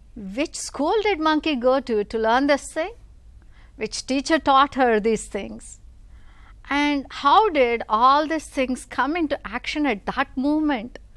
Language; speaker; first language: English; non-native, local second language; Telugu